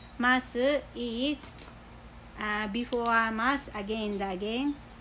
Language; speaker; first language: English; non-native, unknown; Japanese